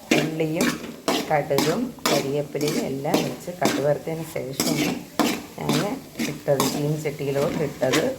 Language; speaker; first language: Malayalam; native; Malayalam